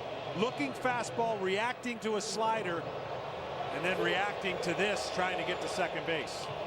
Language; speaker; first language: English; native; English